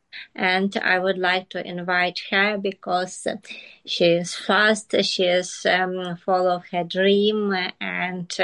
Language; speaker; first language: English; non-native, learner; Ukrainian